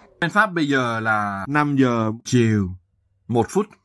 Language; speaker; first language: Vietnamese; non-native, fluent; French